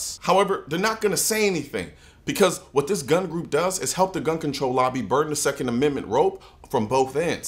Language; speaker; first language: English; native; English